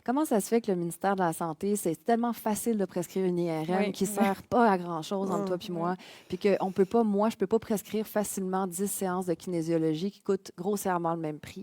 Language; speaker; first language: French; native; French